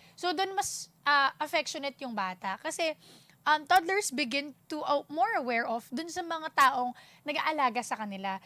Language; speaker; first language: Filipino; non-native, local second language; Cebuano